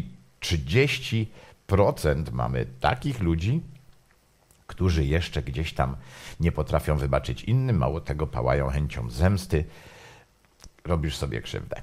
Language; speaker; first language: Polish; native; Polish